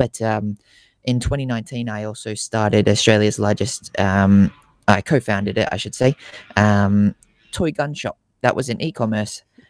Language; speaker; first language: English; native; English